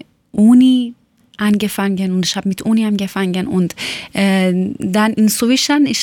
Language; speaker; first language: German; non-native, fluent; Persian